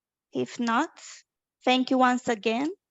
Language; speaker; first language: English; non-native, fluent; Romanian